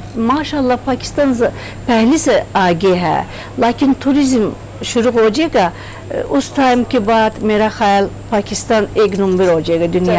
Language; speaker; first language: Hindi; non-native, learner; Turkish